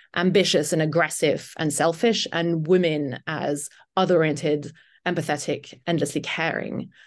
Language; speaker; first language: English; native; English